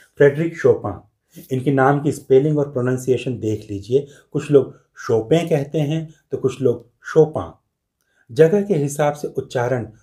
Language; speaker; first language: Hindi; native; Hindi